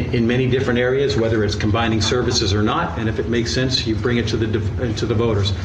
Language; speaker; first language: English; native; English